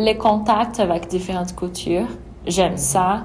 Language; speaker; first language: French; non-native, fluent; Portuguese